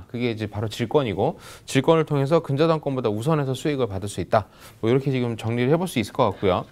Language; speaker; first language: Korean; native; Korean